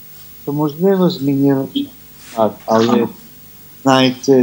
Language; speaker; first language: Ukrainian; early bilingual, heritage; Ukrainian